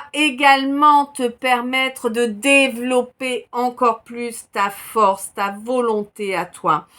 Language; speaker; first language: French; native; French